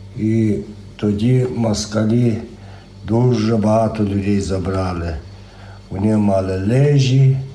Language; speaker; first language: Ukrainian; native; Ukrainian